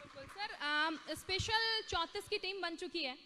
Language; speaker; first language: Hindi; native; Hindi